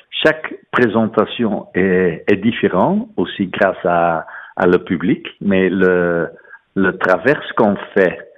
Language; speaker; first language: French; non-native, fluent; Dutch